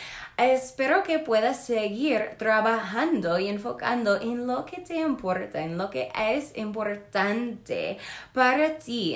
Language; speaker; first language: Spanish; non-native, fluent; English